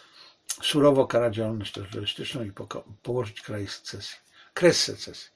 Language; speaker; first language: Polish; native; Polish